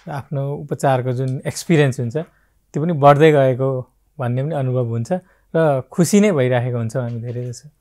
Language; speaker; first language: Nepali; native; Nepali